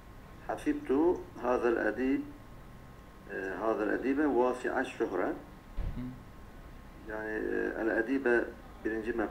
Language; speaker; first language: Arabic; non-native, learner; Turkish